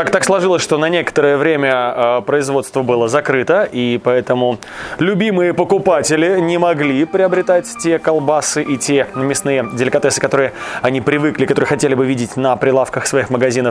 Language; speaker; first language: Russian; native; Russian